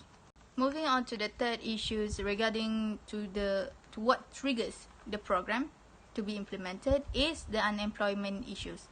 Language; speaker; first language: English; non-native, local second language; Malay